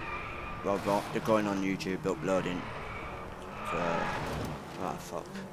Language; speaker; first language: English; native; English